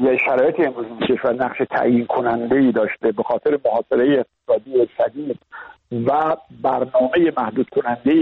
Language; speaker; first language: Persian; native; Persian